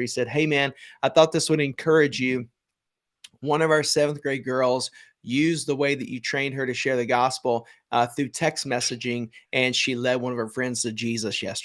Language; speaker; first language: English; native; English